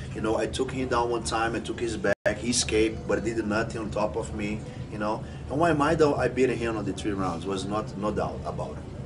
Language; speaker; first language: English; non-native, fluent; Portuguese